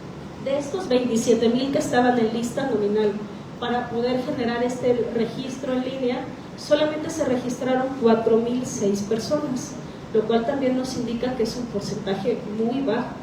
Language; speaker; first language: Spanish; native; Spanish